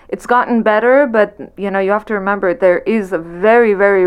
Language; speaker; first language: English; non-native, local second language; Persian